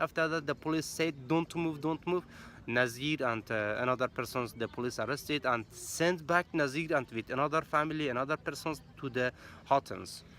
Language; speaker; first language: English; non-native, learner; Persian